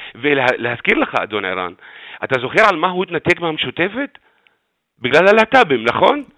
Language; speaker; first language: Hebrew; non-native, local second language; Arabic